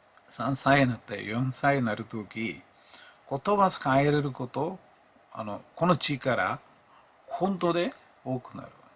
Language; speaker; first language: Japanese; non-native, fluent; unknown